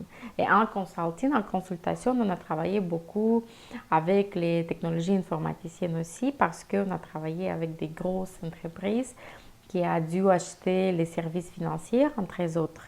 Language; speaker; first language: French; non-native, fluent; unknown